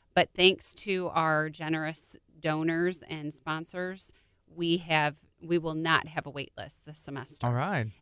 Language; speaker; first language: English; native; English